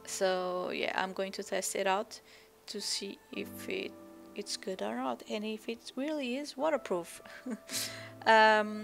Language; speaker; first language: English; non-native, fluent; Portuguese